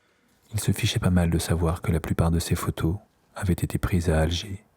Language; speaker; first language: French; native; French